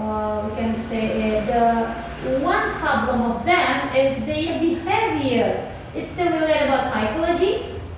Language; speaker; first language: English; non-native, learner; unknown